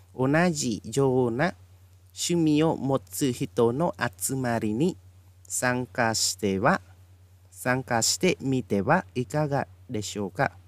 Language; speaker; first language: Japanese; non-native, fluent; Khmer